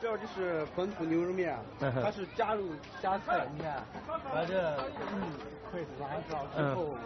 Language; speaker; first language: Chinese; native; Chinese